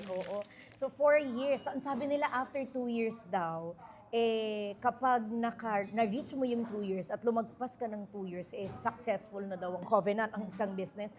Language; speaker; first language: Filipino; native; Filipino